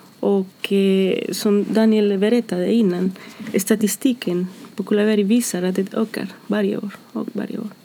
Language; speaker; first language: Swedish; non-native, fluent; Spanish